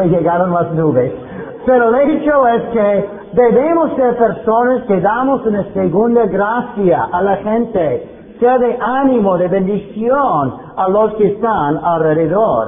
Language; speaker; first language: Spanish; non-native, fluent; English